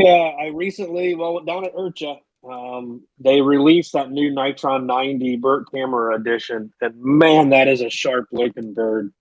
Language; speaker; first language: English; native; English